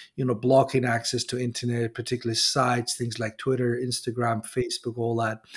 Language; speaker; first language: English; non-native, fluent; Persian